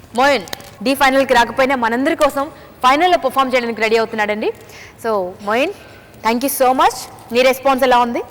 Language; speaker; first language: Telugu; native; Telugu